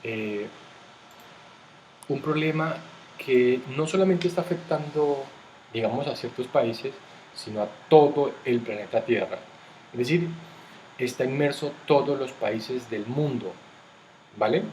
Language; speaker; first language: Spanish; native; Spanish